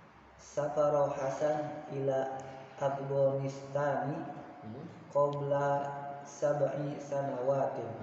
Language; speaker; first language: Arabic; non-native, learner; Indonesian